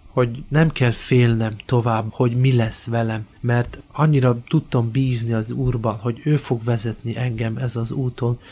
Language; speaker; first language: Hungarian; non-native, fluent; Slovenian